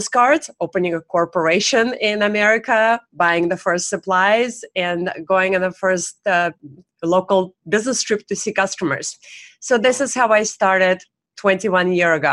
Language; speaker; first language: English; non-native, fluent; Russian